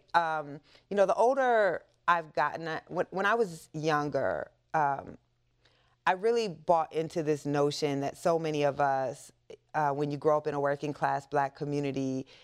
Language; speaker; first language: English; native; English